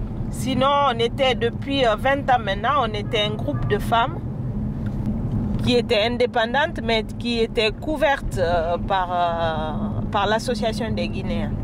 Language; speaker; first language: French; non-native, local second language; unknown